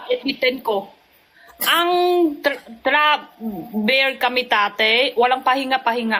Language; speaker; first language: Filipino; non-native, learner; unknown